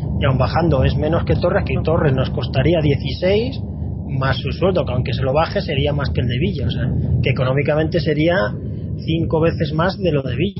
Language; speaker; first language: Spanish; native; Spanish